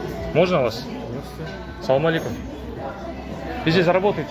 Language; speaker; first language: Russian; non-native, local second language; Kazakh